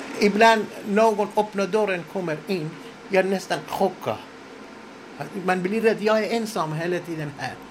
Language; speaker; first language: Swedish; non-native, fluent; Persian